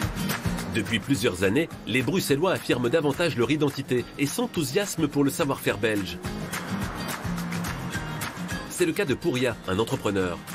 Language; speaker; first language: French; native; French